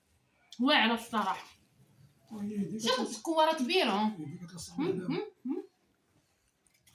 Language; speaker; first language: Arabic; native; Arabic